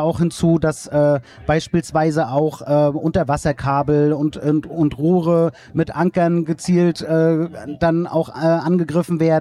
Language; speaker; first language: German; native; German